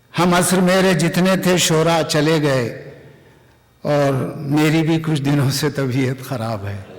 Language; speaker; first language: Urdu; native; Urdu